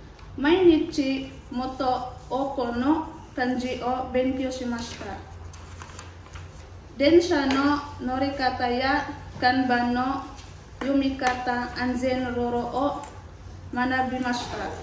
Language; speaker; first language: Japanese; non-native, learner; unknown